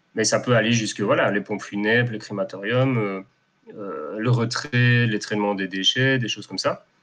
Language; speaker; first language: French; native; French